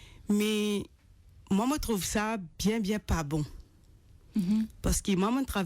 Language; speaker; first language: French; non-native, local second language; Morisyen